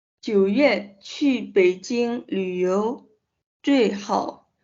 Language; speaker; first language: Chinese; non-native, fluent; Indonesian